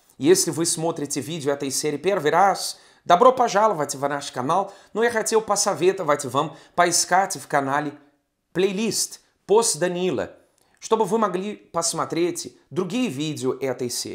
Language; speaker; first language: Russian; non-native, fluent; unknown